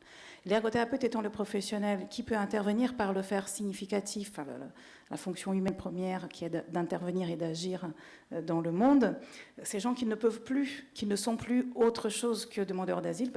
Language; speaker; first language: French; native; French